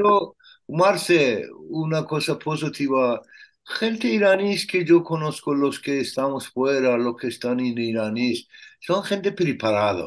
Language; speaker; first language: Spanish; non-native, learner; Persian